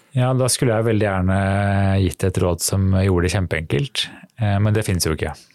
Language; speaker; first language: Norwegian; native; Norwegian